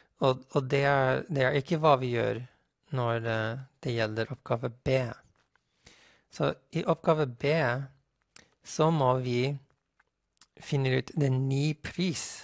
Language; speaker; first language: Norwegian; non-native, fluent; English